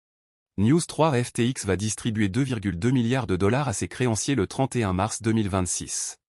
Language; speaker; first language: French; native; French